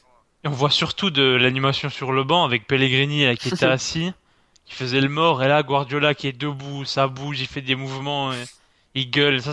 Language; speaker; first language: French; native; French